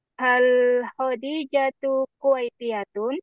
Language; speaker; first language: Arabic; non-native, learner; Indonesian